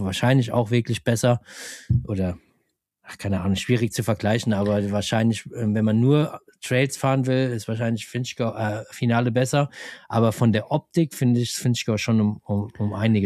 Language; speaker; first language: German; native; German